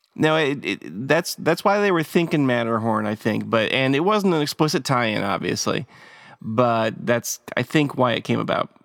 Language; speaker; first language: English; native; English